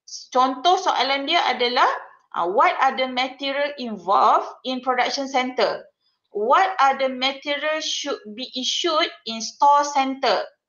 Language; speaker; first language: English; non-native, local second language; Malay